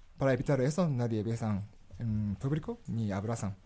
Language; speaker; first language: Spanish; non-native, learner; Japanese